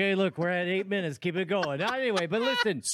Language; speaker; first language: English; native; English